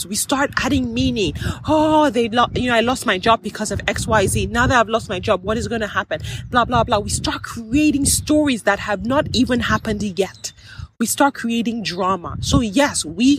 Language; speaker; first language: English; non-native, local second language; Yoruba